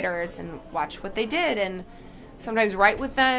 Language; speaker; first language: English; native; English